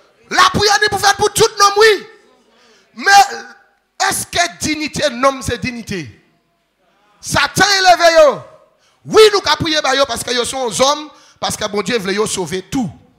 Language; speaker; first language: French; non-native, local second language; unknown